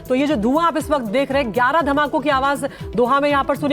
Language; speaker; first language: Hindi; native; Hindi